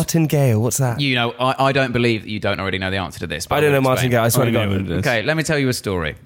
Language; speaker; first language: English; native; English